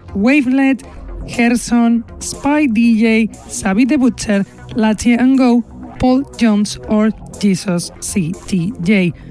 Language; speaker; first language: English; non-native, fluent; Spanish